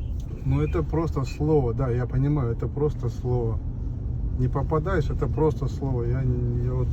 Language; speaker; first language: Russian; non-native, local second language; Kyrgyz